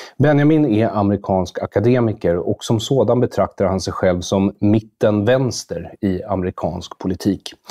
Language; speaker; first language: Swedish; native; Swedish